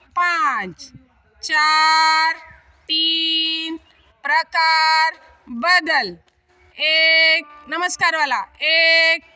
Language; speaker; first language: Hindi; non-native, local second language; Marathi